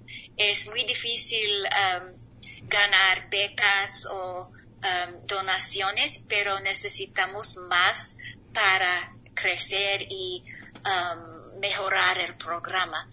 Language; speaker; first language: Spanish; non-native, learner; English